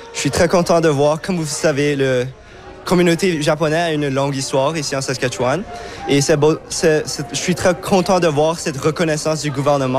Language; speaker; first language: French; non-native, local second language; English